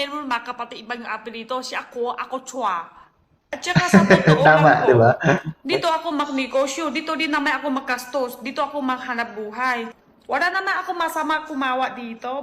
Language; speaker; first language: Filipino; non-native, learner; Chinese